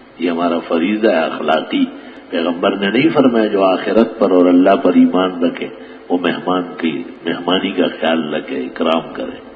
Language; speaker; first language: Urdu; non-native, local second language; Pashto